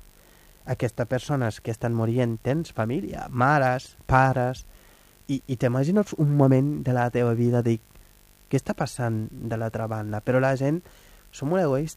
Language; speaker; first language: Catalan; non-native, fluent; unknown